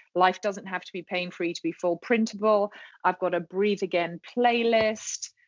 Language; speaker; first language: English; native; English